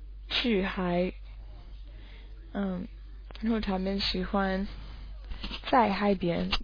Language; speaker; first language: Chinese; non-native, learner; English